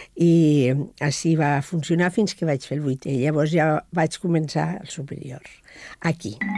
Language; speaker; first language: Catalan; non-native, local second language; Spanish